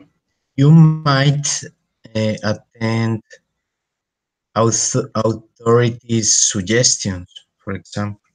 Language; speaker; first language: English; non-native, learner; Spanish